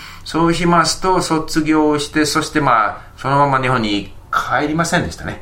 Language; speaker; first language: Japanese; native; Japanese